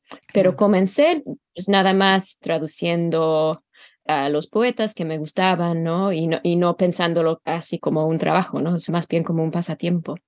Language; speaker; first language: Spanish; non-native, fluent; English